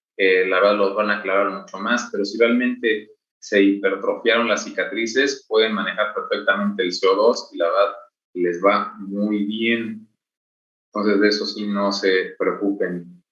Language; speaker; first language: Spanish; native; Spanish